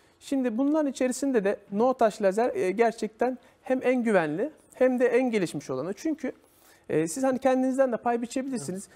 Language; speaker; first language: Turkish; native; Turkish